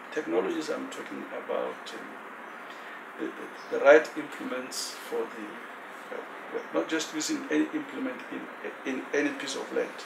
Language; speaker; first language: English; non-native, local second language; Tswana